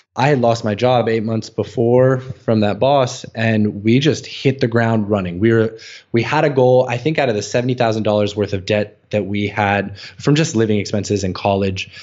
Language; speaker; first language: English; native; English